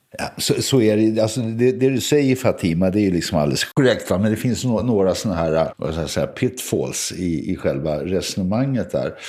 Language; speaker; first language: Swedish; native; Swedish